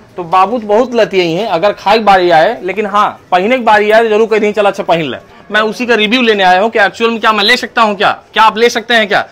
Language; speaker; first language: Hindi; native; Hindi